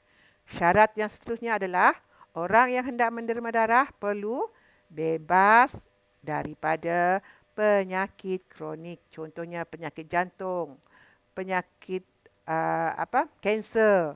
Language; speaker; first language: Malay; native; Malay